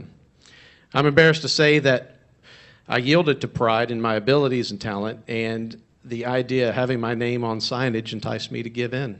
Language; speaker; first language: English; native; English